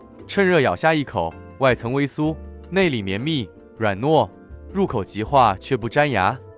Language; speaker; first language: Chinese; native; Chinese